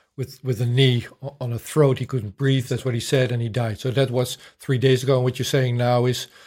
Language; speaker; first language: English; non-native, fluent; Dutch